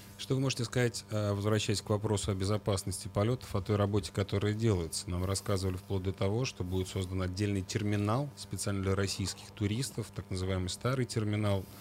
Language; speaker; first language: Russian; native; Russian